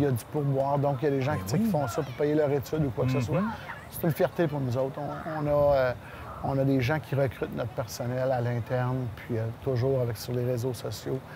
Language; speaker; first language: French; native; French